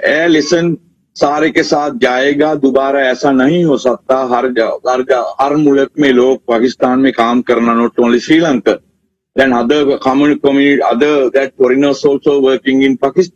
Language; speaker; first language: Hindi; non-native, learner; Sinhala